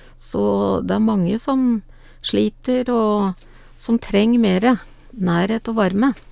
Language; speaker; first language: Norwegian; native; Norwegian